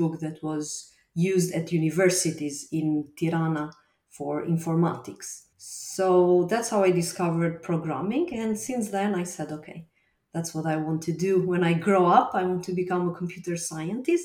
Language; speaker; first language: English; non-native, fluent; Albanian